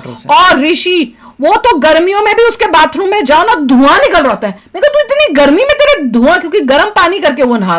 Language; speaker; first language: Hindi; native; Hindi